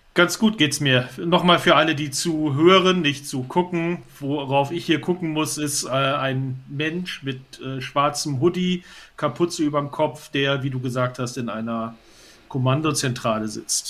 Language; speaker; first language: German; native; German